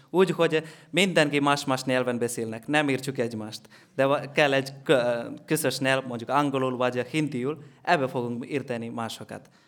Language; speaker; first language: Hungarian; non-native, learner; Malayalam